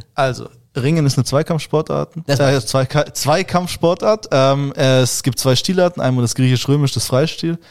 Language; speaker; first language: German; early bilingual, other home language; Russian